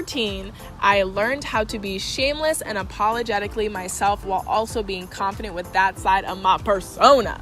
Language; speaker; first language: English; native; English